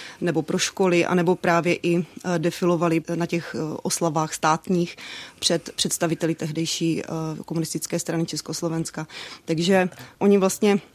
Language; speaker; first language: Czech; native; Czech